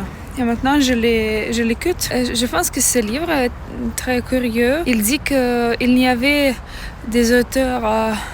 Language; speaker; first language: French; non-native, learner; Russian